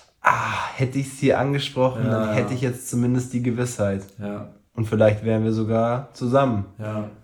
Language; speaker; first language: German; native; German